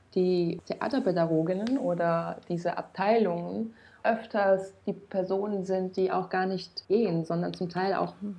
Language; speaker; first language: German; non-native, fluent; Romanian